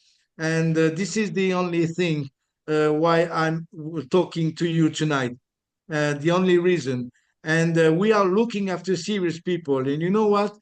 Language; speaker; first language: English; non-native, fluent; French